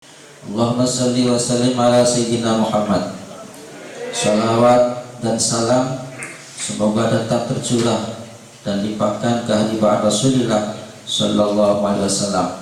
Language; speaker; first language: Indonesian; native; Indonesian